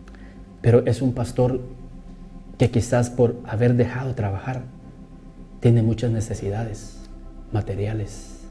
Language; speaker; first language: Spanish; native; Spanish